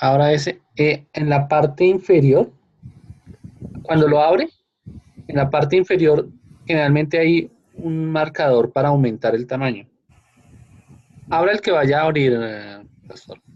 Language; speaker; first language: Spanish; native; Spanish